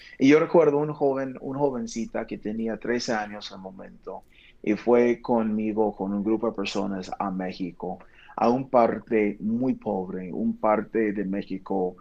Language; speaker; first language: Spanish; non-native, fluent; English